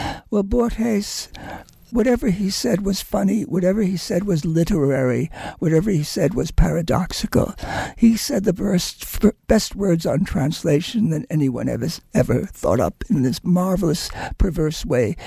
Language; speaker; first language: English; early bilingual, other home language; Spanish